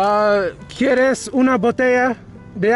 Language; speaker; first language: Spanish; non-native, learner; English